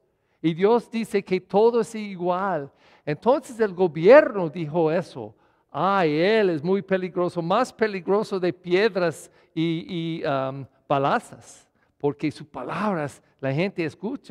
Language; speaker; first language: Spanish; non-native, fluent; English